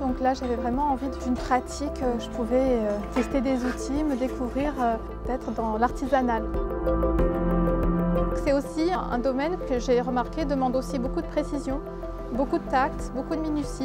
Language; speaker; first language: French; native; French